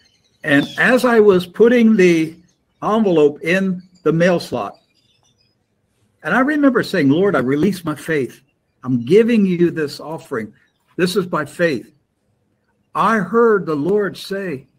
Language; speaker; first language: English; native; English